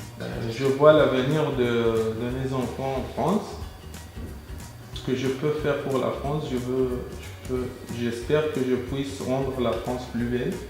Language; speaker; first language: French; non-native, fluent; Arabic